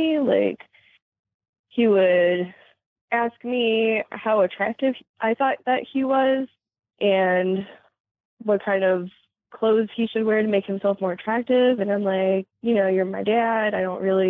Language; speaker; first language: English; native; English